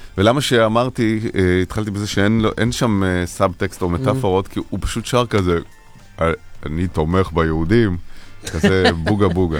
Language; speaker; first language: Hebrew; native; Hebrew